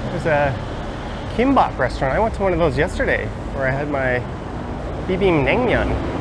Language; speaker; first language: English; native; English